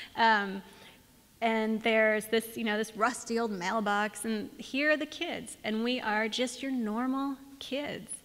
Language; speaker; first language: English; native; English